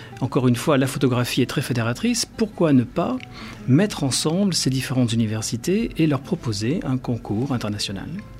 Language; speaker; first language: French; native; French